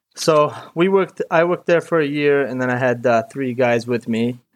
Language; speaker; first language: English; early bilingual, other home language; Arabic